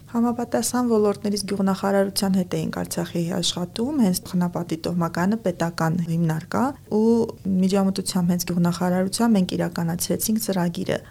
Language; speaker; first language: Armenian; native; Armenian